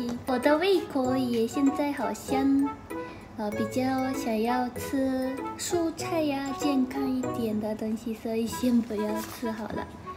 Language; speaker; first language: Chinese; non-native, fluent; Japanese